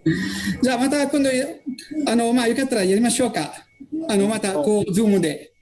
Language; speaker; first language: Japanese; non-native, fluent; Italian